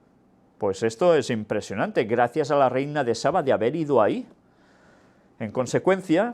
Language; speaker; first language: Spanish; native; Spanish